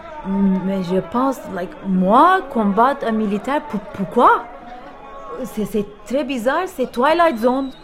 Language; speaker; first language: French; non-native, learner; Turkish